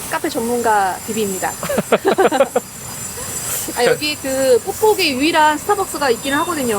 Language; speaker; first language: Korean; native; Korean